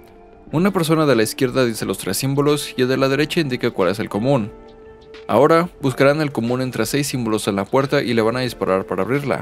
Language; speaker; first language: Spanish; native; Spanish